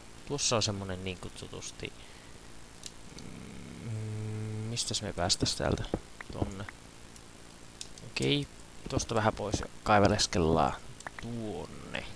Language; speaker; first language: Finnish; native; Finnish